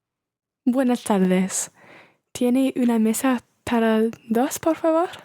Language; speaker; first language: Spanish; non-native, learner; English